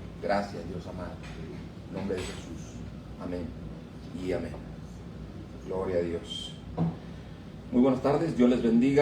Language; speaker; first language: Spanish; native; Spanish